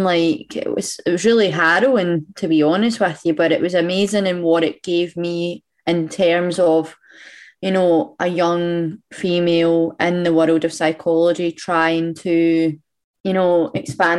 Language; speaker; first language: English; native; English